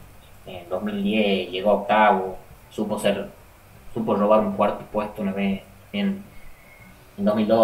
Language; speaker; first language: Spanish; native; Spanish